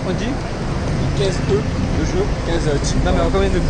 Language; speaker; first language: French; native; French